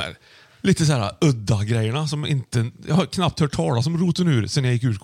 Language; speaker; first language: Swedish; native; Swedish